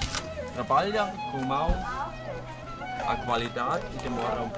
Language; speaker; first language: Portuguese; non-native, learner; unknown